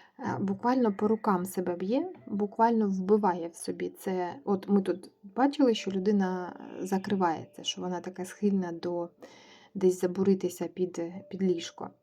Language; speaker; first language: Ukrainian; non-native, local second language; Russian